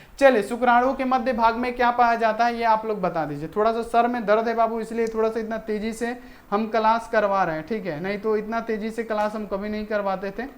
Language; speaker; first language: Hindi; native; Hindi